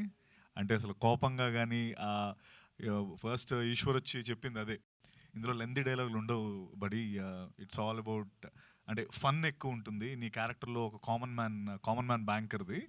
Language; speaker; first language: Telugu; native; Telugu